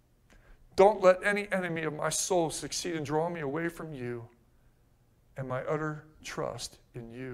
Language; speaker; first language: English; native; English